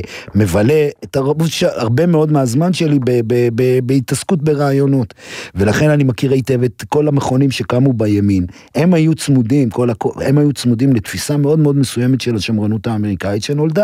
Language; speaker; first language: Hebrew; native; Hebrew